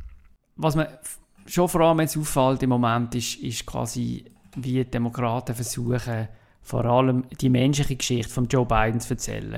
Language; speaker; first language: German; native; German